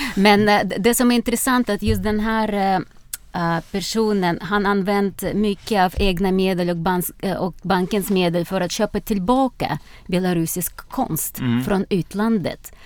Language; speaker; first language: Swedish; non-native, fluent; Russian